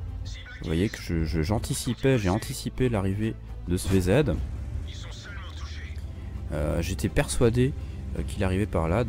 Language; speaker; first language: French; native; French